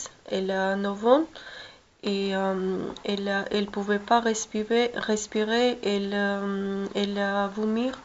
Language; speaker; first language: French; non-native, learner; Russian